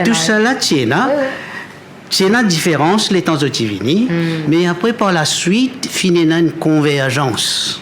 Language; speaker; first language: French; non-native, local second language; Morisyen